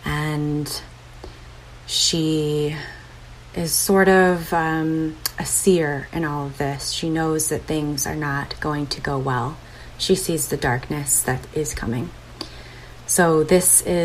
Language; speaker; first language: English; native; English